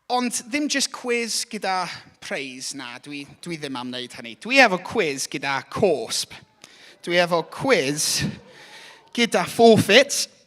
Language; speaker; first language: Welsh; non-native, local second language; English